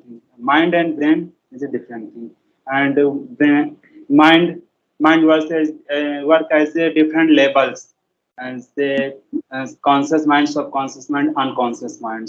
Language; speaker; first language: English; non-native, learner; Hindi